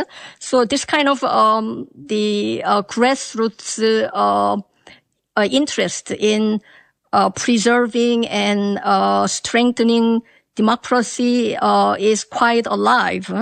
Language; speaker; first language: English; non-native, fluent; Korean